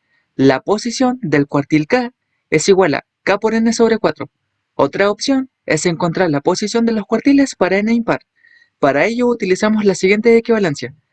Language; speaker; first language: Spanish; native; Spanish